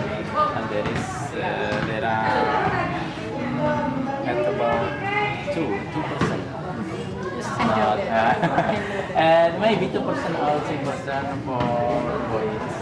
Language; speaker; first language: English; non-native, fluent; Indonesian